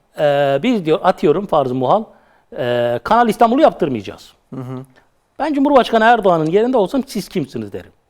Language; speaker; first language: Turkish; native; Turkish